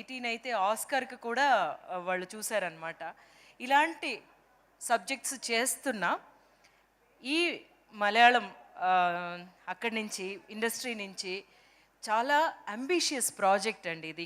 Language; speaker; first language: Telugu; native; Telugu